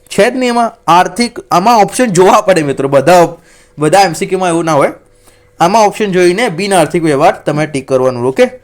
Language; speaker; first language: Gujarati; non-native, local second language; Marathi